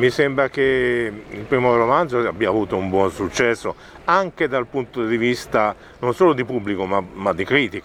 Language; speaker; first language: Italian; native; Italian